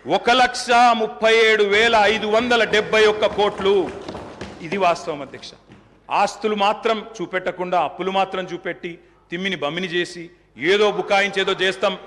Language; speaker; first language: Telugu; native; Telugu